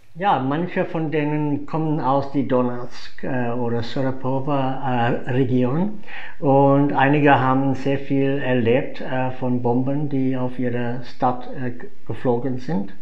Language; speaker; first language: German; non-native, fluent; English